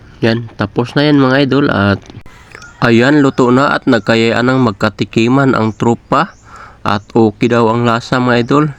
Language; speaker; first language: Filipino; non-native, local second language; Cebuano